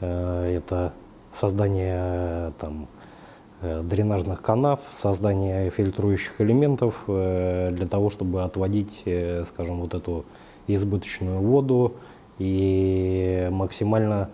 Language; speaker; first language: Russian; native; Russian